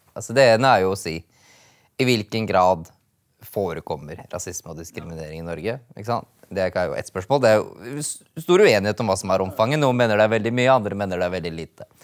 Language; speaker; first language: Norwegian; native; Norwegian